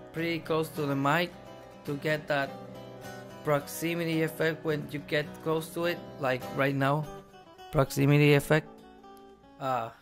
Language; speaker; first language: English; non-native, fluent; Spanish